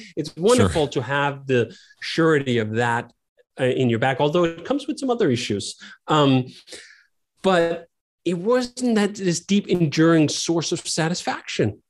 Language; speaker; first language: English; non-native, fluent; Danish